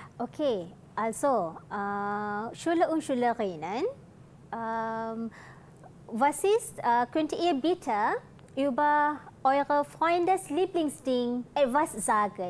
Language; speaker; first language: German; non-native, fluent; Malay